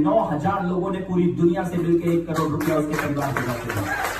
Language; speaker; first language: Hindi; native; Hindi